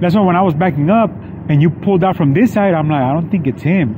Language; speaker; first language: English; early bilingual, other home language; Spanish